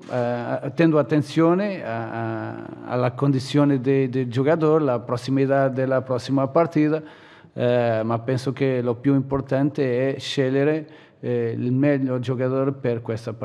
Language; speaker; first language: Italian; non-native, fluent; Portuguese